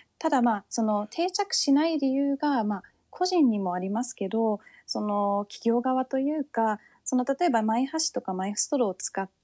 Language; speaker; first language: Japanese; early bilingual, heritage; Japanese